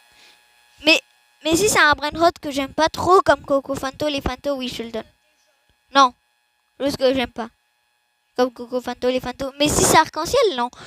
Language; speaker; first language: French; native; French